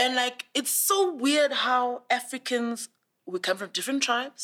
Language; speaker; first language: English; non-native, local second language; Zulu